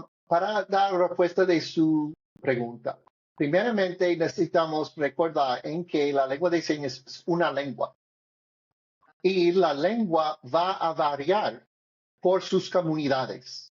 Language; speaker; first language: Spanish; non-native, learner; English